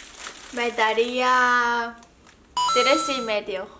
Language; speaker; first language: Spanish; non-native, learner; Korean